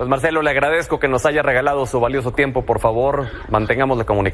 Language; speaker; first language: Spanish; native; Spanish